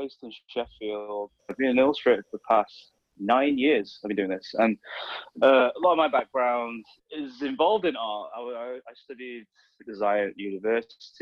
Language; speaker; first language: English; native; English